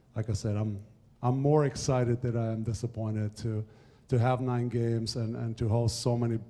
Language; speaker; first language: English; non-native, fluent; German